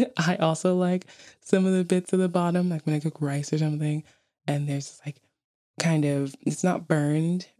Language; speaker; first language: English; native; English